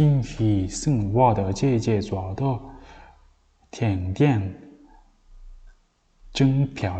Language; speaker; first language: Chinese; non-native, fluent; Mongolian